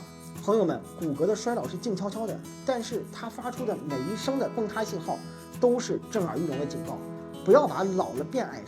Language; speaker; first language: Chinese; native; Chinese